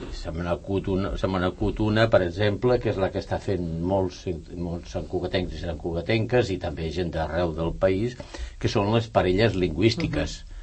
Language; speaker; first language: Catalan; native; Catalan